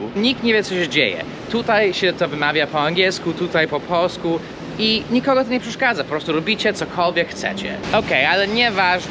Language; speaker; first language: Polish; non-native, fluent; English